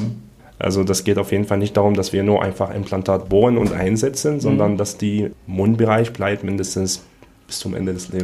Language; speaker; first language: German; non-native, fluent; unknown